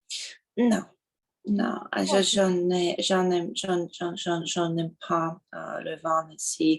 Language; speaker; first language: French; non-native, learner; Russian